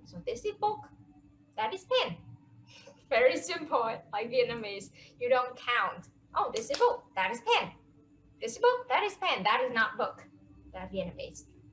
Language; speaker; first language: English; non-native, fluent; Vietnamese